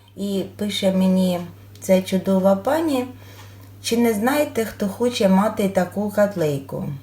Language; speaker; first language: Ukrainian; native; Ukrainian